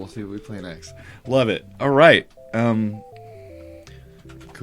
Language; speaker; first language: English; native; English